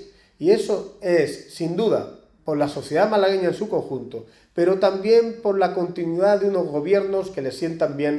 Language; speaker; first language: Spanish; native; Spanish